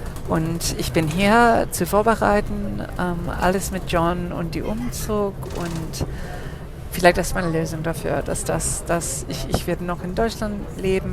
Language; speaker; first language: German; non-native, fluent; English